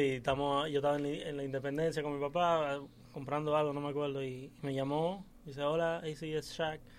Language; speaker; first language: Spanish; early bilingual, heritage; English